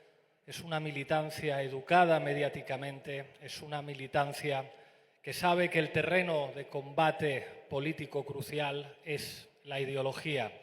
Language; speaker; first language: Spanish; native; Spanish